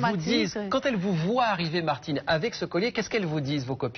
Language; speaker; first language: French; native; French